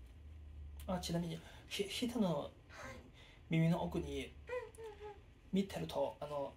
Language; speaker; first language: Japanese; non-native, fluent; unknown